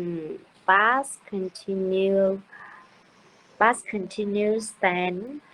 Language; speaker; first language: English; non-native, learner; Vietnamese